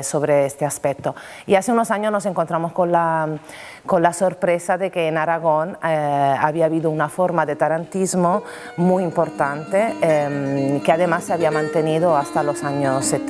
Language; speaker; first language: Spanish; non-native, fluent; Italian